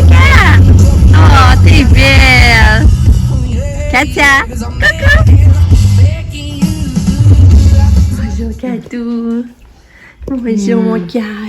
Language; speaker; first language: French; native; French